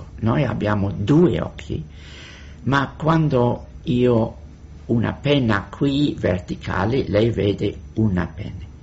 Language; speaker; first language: Italian; non-native, fluent; English